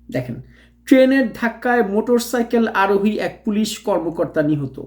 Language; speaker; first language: Bangla; native; Bangla